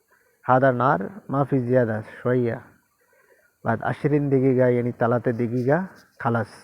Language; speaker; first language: Arabic; non-native, learner; Bangla